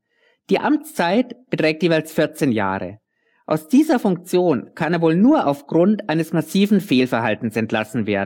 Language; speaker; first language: German; native; German